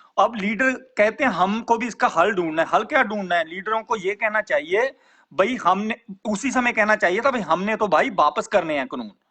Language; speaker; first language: Hindi; non-native, local second language; Punjabi